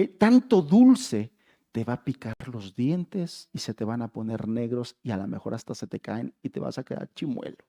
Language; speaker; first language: Spanish; native; Spanish